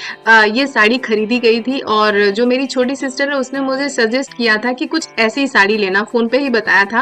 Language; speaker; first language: Hindi; native; Hindi